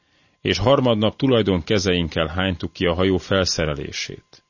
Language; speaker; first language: Hungarian; native; Hungarian